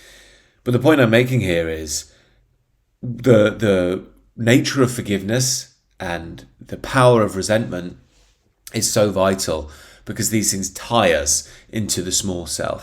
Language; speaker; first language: English; native; English